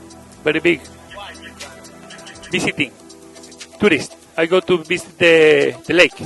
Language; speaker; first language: English; non-native, learner; Spanish